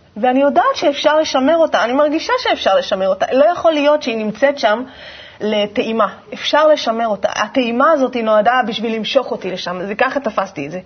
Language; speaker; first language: Hebrew; native; Hebrew